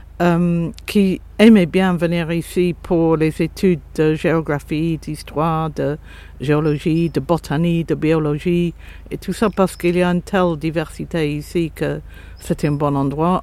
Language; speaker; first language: French; non-native, fluent; English